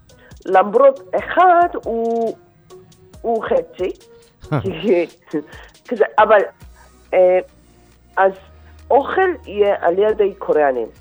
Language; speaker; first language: Hebrew; non-native, fluent; Korean